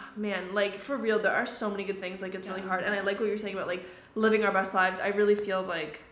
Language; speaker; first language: English; native; English